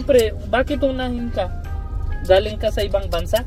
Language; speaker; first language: Filipino; non-native, learner; Punjabi